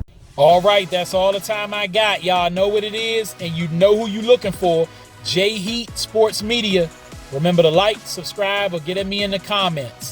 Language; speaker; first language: English; native; English